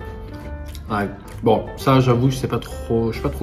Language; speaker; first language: French; native; French